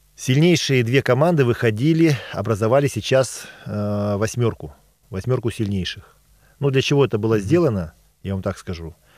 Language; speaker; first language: Russian; native; Russian